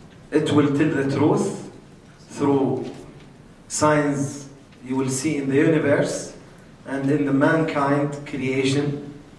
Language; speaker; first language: English; non-native, fluent; Arabic